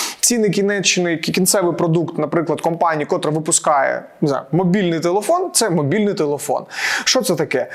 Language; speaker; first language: Ukrainian; non-native, local second language; Russian